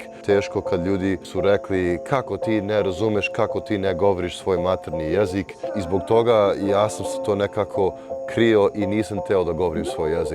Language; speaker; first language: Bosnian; early bilingual, heritage; Serbian